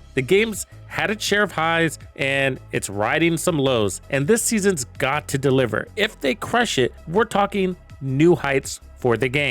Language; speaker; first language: English; native; English